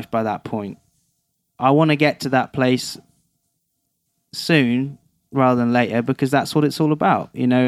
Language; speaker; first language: English; native; English